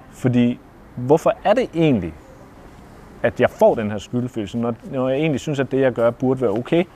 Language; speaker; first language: Danish; native; Danish